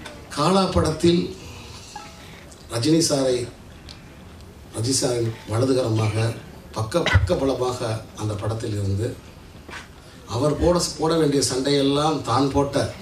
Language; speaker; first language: Tamil; native; Tamil